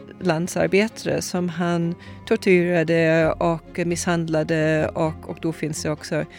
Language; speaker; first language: Swedish; non-native, fluent; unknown